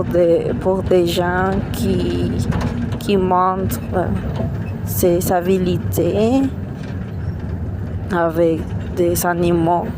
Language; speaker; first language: French; non-native, learner; Spanish